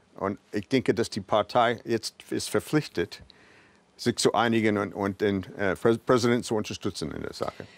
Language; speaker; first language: German; non-native, fluent; English